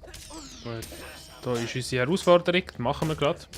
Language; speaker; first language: German; native; German